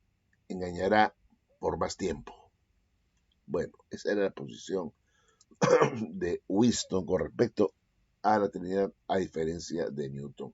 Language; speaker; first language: Spanish; native; Spanish